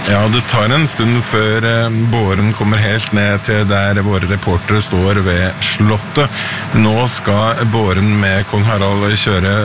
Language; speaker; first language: Norwegian; native; Norwegian